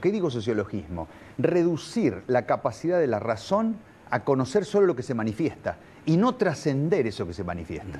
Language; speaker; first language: Spanish; native; Spanish